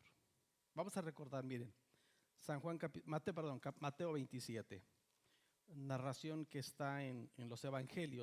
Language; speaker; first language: Spanish; native; Spanish